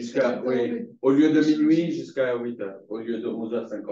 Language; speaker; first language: French; non-native, fluent; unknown